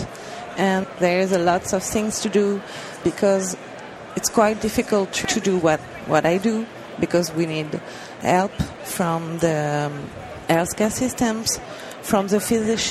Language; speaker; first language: English; non-native, learner; French